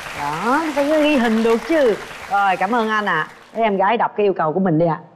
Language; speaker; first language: Vietnamese; native; Vietnamese